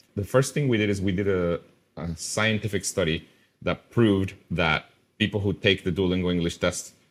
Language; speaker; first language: English; non-native, fluent; Spanish